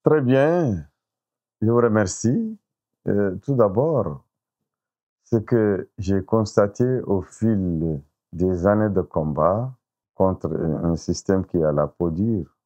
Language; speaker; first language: French; non-native, local second language; Arabic